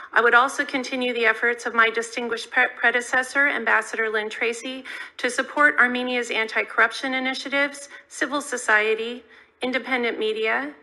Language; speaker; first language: English; native; English